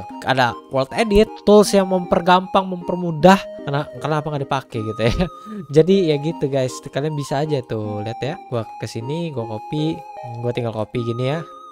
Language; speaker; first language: Indonesian; native; Indonesian